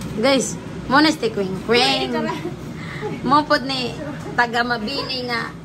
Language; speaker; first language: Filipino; non-native, local second language; Cebuano